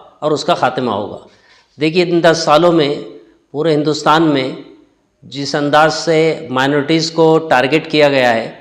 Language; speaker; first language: Urdu; native; Urdu